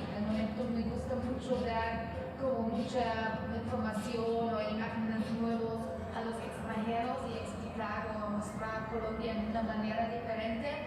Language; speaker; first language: Spanish; non-native, fluent; German